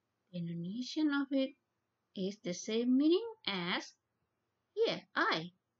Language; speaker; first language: English; non-native, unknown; Indonesian